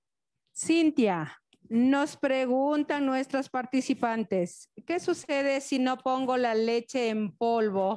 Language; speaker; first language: Spanish; native; Spanish